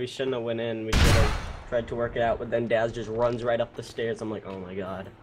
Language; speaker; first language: English; native; English